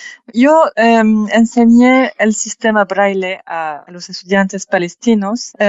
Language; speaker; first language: Spanish; non-native, fluent; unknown